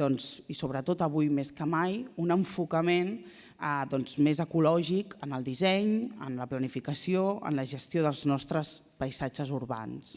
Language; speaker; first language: Catalan; native; Catalan